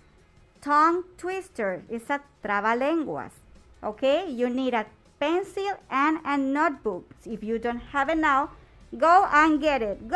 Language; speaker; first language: English; non-native, fluent; Spanish